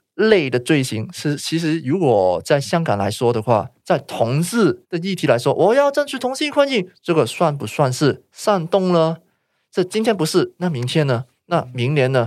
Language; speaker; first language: Chinese; non-native, local second language; Cantonese